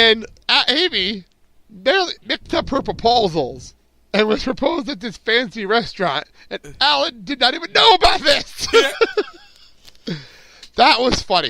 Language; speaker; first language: English; native; English